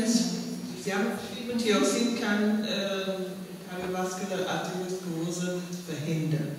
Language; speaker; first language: German; non-native, fluent; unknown